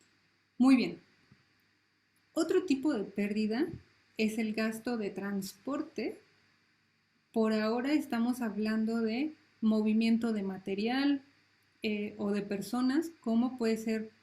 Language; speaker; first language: Spanish; native; Spanish